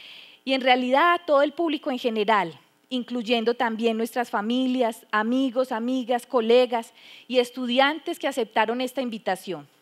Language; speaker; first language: Spanish; native; Spanish